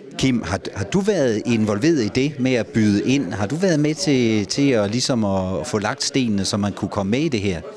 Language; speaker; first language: Danish; native; Danish